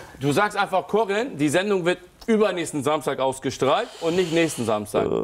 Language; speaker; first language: German; early bilingual, other home language; Turkish